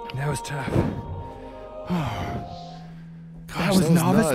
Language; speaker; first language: English; native; English